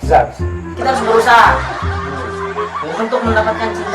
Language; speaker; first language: Indonesian; non-native, local second language; Javanese